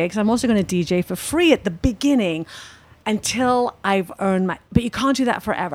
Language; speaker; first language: English; native; English